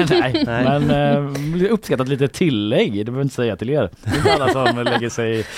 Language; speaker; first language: Swedish; native; Swedish